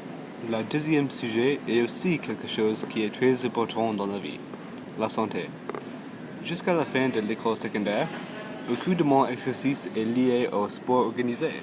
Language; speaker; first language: French; non-native, local second language; English